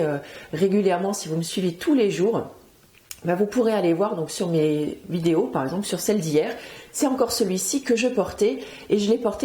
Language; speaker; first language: French; native; French